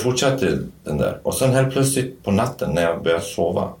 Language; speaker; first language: Swedish; non-native, fluent; Kurdish